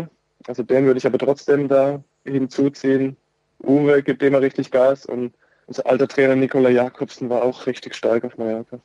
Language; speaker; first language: German; native; German